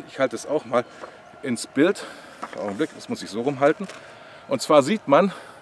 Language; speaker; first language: German; native; German